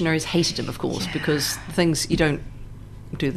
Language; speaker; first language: English; native; English